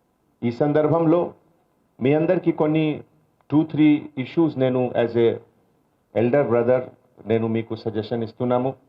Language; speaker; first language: Telugu; non-native, learner; Hindi